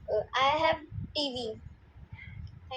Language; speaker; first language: English; non-native, learner; Hindi